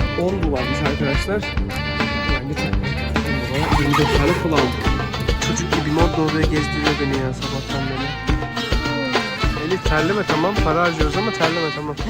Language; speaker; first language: Turkish; native; Turkish